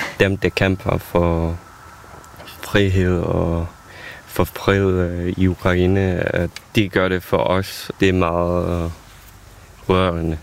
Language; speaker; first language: Danish; non-native, fluent; Ukrainian